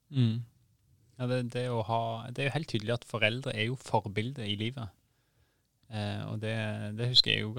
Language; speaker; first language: Norwegian; native; Norwegian